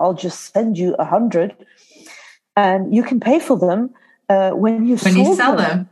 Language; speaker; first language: English; non-native, fluent; Dutch